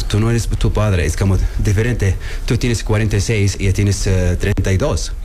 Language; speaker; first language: Spanish; non-native, learner; Arabic